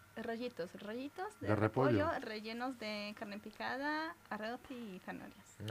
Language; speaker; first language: Spanish; early bilingual, other home language; Romanian